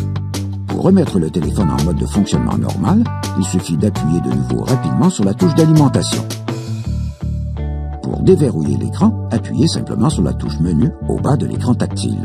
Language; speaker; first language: French; native; French